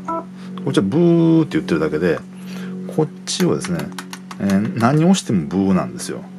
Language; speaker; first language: Japanese; native; Japanese